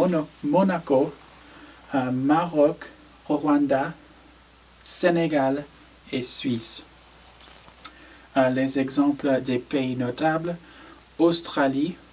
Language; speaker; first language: French; non-native, learner; English